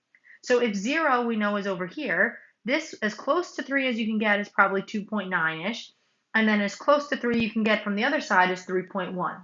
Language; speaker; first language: English; native; English